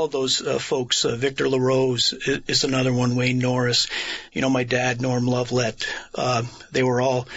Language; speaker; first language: English; native; English